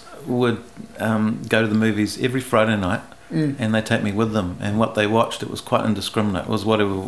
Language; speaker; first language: English; non-native, local second language; Greek